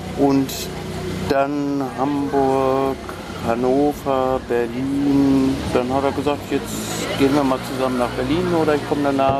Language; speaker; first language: German; native; German